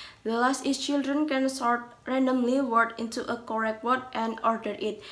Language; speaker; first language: English; non-native, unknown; Indonesian